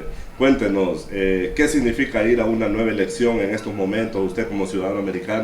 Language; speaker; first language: Spanish; native; Spanish